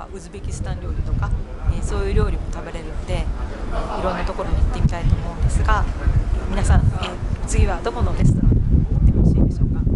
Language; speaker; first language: Japanese; native; Japanese